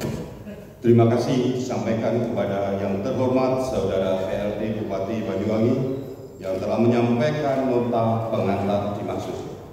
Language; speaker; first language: Indonesian; native; Indonesian